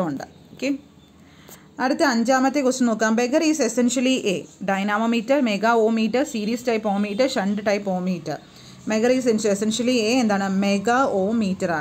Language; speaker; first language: English; non-native, local second language; Malayalam